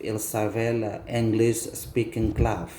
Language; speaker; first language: French; non-native, learner; Indonesian